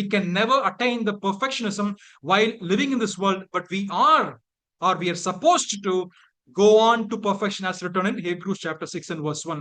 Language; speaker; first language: English; non-native, local second language; Tamil